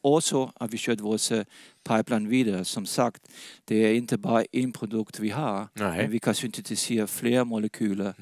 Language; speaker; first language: Swedish; non-native, fluent; Danish